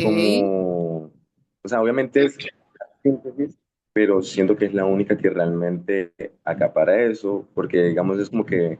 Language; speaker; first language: Spanish; native; Spanish